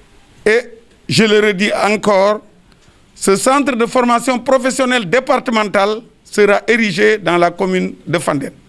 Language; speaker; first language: French; non-native, local second language; Wolof